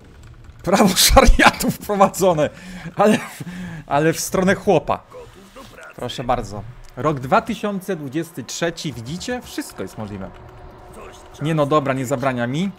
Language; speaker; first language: Polish; native; Polish